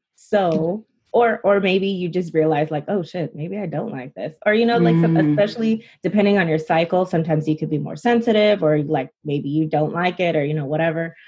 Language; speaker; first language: English; native; English